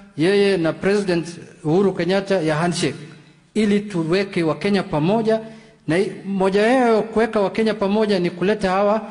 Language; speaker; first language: Swahili; non-native, local second language; Luo (Kenya and Tanzania)